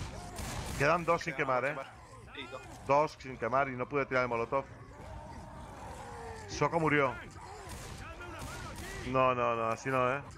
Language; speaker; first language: Spanish; native; Spanish